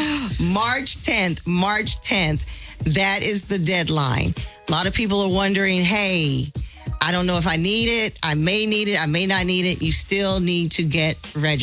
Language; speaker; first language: English; native; English